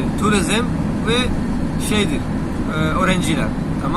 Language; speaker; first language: Turkish; non-native, learner; Urdu